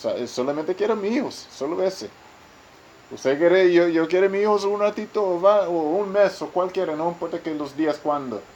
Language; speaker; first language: Spanish; non-native, learner; English